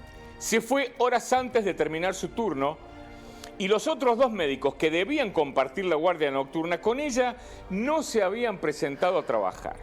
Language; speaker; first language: Spanish; native; Spanish